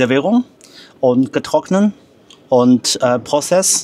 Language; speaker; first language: German; non-native, learner; Chinese